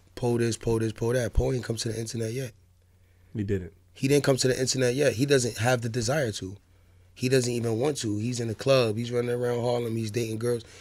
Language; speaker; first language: English; native; English